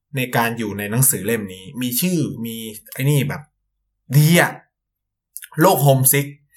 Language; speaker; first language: Thai; native; Thai